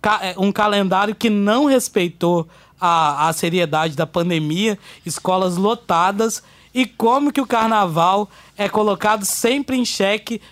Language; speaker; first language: Portuguese; native; Portuguese